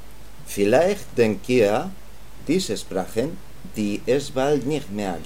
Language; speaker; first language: German; non-native, learner; Spanish